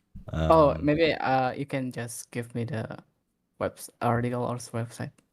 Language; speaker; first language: English; non-native, learner; Indonesian